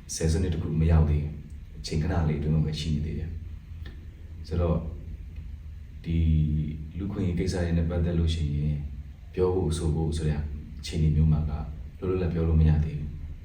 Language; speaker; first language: Burmese; non-native, local second language; Pa'o Karen